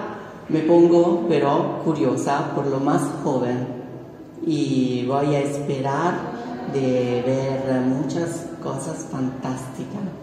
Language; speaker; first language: Spanish; non-native, fluent; Italian